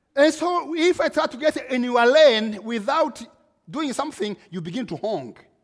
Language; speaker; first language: English; non-native, local second language; Kinyarwanda